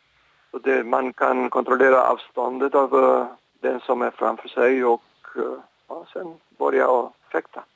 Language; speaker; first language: Swedish; non-native, fluent; Spanish